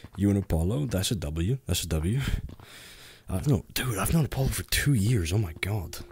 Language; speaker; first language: English; native; English